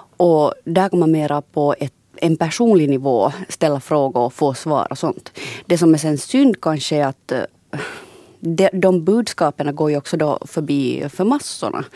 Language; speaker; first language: Swedish; native; Swedish